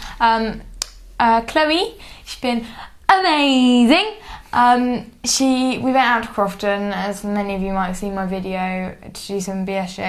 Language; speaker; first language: English; native; English